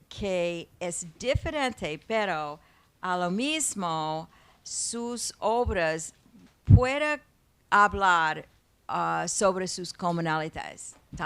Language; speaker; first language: Spanish; non-native, learner; English